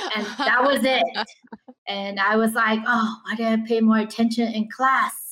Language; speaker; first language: English; early bilingual, other home language; Chinese